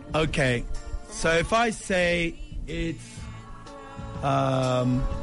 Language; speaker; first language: English; early bilingual, other home language; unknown